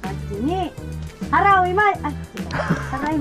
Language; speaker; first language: Japanese; non-native, learner; Filipino